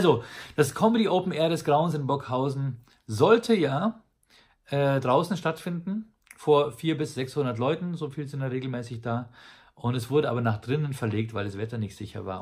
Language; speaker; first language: German; native; German